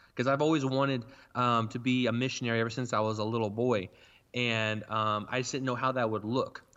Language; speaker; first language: English; native; English